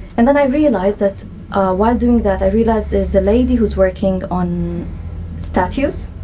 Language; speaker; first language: English; non-native, fluent; Arabic